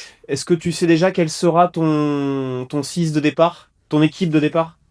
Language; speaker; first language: French; native; French